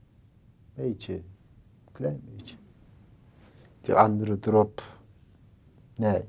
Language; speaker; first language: Dutch; non-native, learner; Turkish